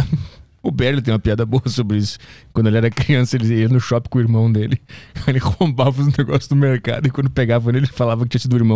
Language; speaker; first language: Portuguese; native; Portuguese